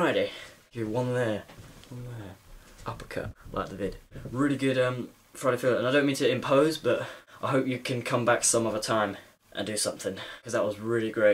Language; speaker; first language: English; native; English